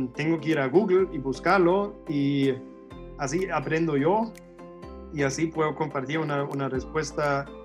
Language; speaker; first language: Spanish; non-native, fluent; German